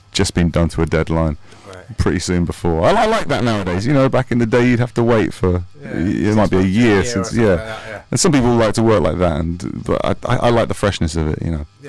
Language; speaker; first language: English; native; English